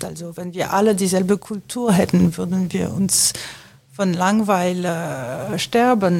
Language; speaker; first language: German; non-native, fluent; French